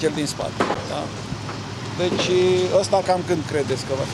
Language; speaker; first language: Romanian; native; Romanian